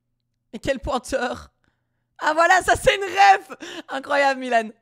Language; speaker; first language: French; native; French